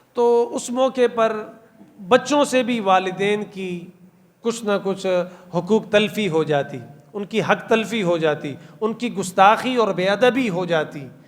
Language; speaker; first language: Urdu; non-native, local second language; Pashto